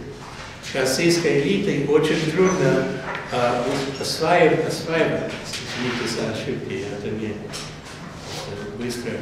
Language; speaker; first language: Russian; non-native, fluent; English